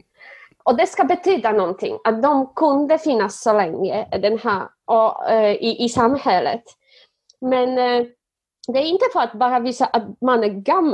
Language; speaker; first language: Swedish; non-native, fluent; Polish